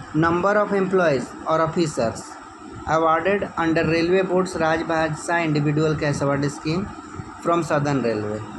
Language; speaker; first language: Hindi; native; Hindi